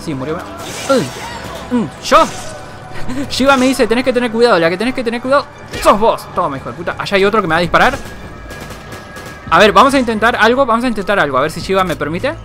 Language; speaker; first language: Spanish; native; Spanish